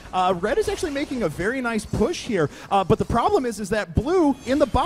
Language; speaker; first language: English; native; English